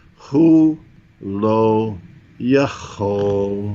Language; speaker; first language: Hebrew; non-native, fluent; English